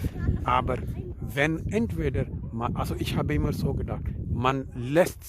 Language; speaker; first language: German; non-native, learner; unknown